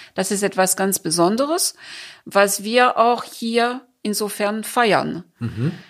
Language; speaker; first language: German; non-native, fluent; French